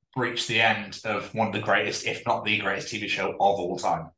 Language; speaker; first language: English; native; English